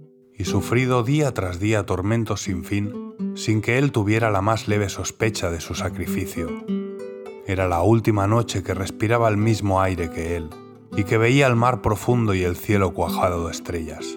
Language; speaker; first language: Spanish; native; Spanish